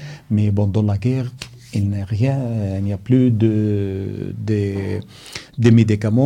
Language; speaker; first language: French; non-native, learner; Arabic